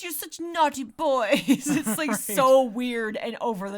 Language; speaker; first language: English; native; English